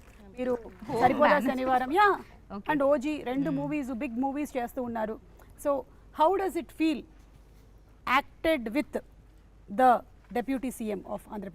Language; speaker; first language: Telugu; native; Telugu